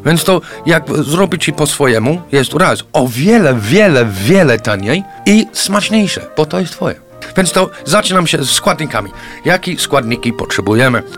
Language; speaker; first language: Polish; non-native, fluent; English